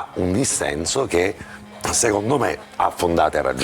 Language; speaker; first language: Italian; native; Italian